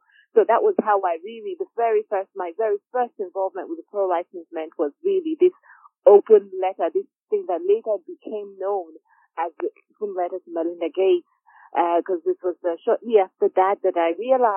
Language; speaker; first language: English; non-native, local second language; Igbo